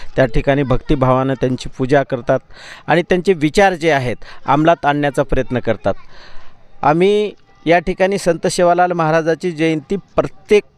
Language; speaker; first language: Marathi; non-native, local second language; Lambadi